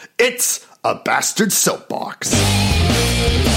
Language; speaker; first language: English; native; English